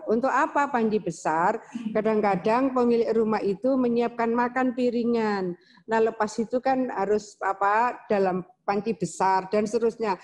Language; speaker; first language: Indonesian; native; Indonesian